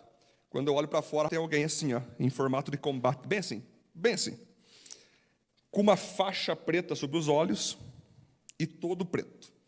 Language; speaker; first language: Portuguese; native; Portuguese